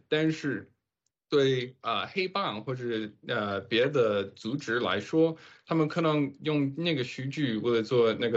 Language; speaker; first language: Chinese; non-native, fluent; English